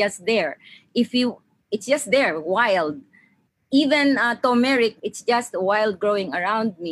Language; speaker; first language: English; non-native, local second language; Maranao